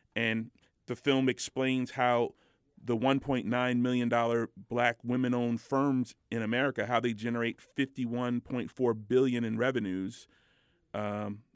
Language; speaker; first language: English; native; English